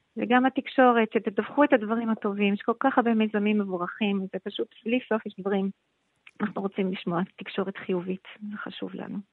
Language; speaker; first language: Hebrew; non-native, fluent; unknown